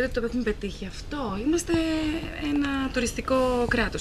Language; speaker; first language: Greek; native; Greek